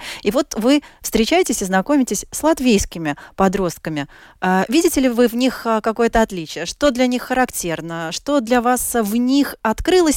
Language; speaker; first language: Russian; native; Russian